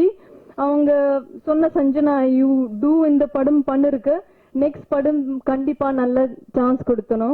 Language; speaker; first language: Tamil; non-native, learner; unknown